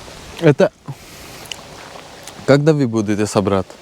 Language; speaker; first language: Russian; non-native, learner; Urdu